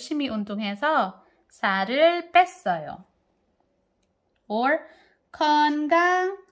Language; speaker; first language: Korean; non-native, fluent; Filipino